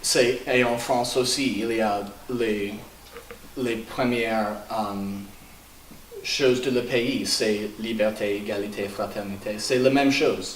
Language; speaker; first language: French; non-native, learner; English